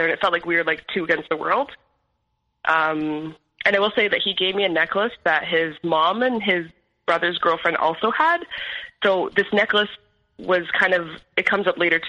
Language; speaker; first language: English; native; English